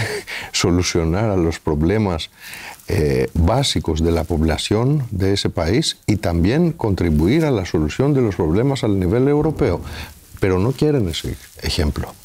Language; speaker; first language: Spanish; non-native, fluent; Greek